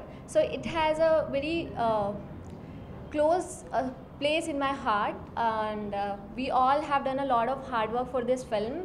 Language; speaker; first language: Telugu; non-native, learner; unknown